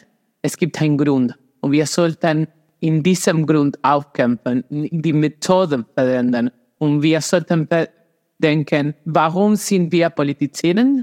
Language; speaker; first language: German; non-native, fluent; Spanish